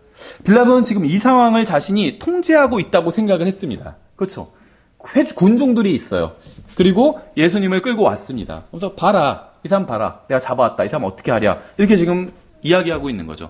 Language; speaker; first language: Korean; native; Korean